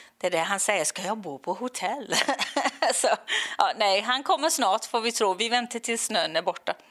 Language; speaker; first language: Swedish; non-native, fluent; English